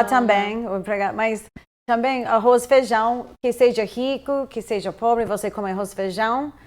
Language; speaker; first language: Portuguese; non-native, fluent; English